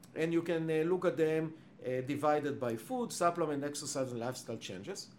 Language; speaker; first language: English; non-native, fluent; Hebrew